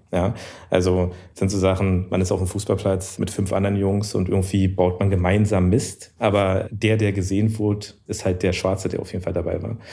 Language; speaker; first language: German; early bilingual, other home language; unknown